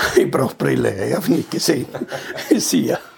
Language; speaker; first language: German; non-native, fluent; Italian